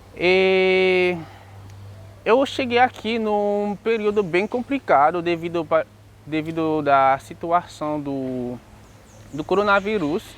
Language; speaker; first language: Portuguese; non-native, learner; Haitian Creole